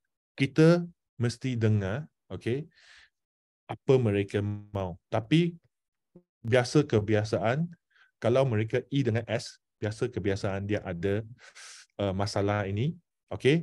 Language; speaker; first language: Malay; non-native, local second language; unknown